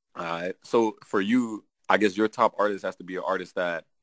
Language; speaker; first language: English; native; English